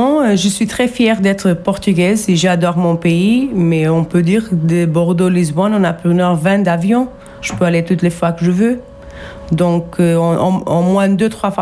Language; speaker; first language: French; non-native, fluent; Portuguese